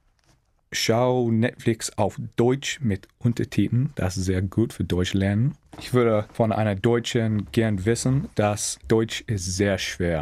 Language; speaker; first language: German; non-native, learner; English